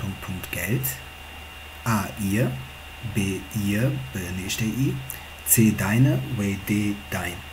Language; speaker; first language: German; non-native, fluent; Tigrinya